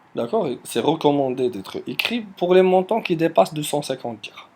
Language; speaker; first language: French; non-native, local second language; Arabic